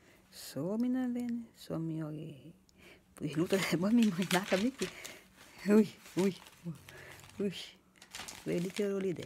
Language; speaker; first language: Swedish; non-native, learner; Portuguese